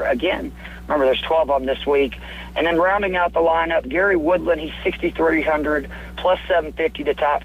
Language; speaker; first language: English; native; English